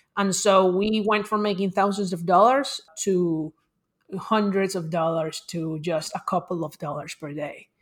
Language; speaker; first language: English; non-native, fluent; Spanish